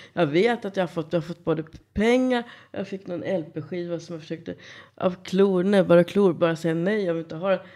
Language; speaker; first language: Swedish; native; Swedish